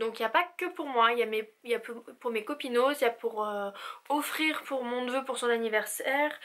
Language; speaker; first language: French; native; French